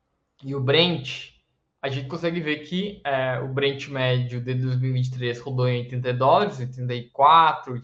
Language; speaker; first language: Portuguese; native; Portuguese